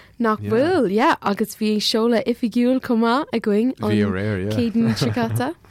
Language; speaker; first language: Irish; non-native, local second language; English